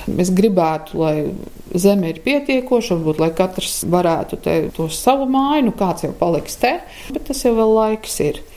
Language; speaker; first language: Latvian; native; Latvian